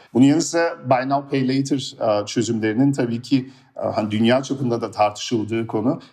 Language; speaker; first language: Turkish; early bilingual, heritage; Turkish